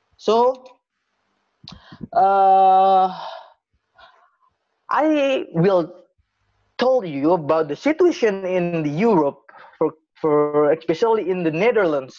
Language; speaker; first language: English; non-native, learner; Indonesian